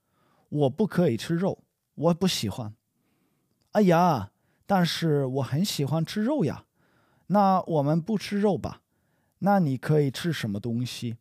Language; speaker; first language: Chinese; non-native, learner; English